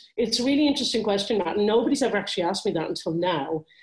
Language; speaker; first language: English; native; English